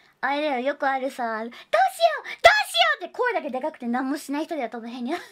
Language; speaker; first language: Japanese; native; Japanese